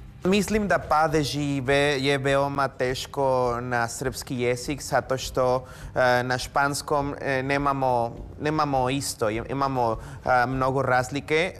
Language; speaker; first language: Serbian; non-native, learner; Spanish